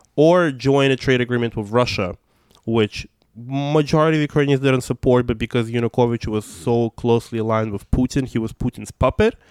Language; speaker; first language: English; non-native, fluent; Russian